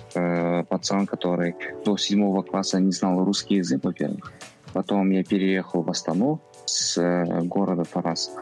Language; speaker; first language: Russian; non-native, local second language; Kazakh